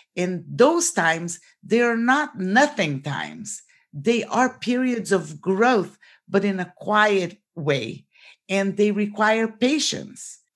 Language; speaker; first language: English; non-native, fluent; Portuguese